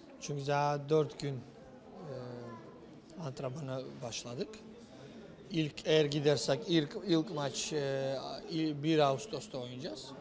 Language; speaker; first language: Turkish; non-native, fluent; Georgian